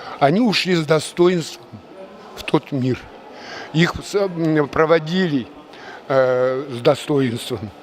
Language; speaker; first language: Russian; non-native, local second language; Chuvash